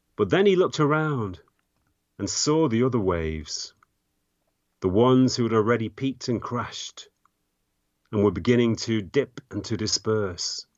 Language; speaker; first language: English; native; English